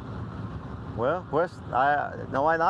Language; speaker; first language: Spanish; non-native, learner; English